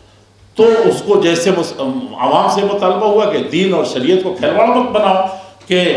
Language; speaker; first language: Urdu; native; Urdu